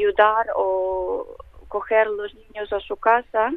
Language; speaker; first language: Spanish; non-native, learner; Ukrainian